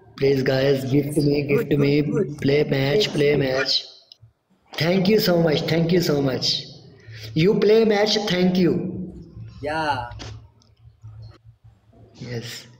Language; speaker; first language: English; non-native, learner; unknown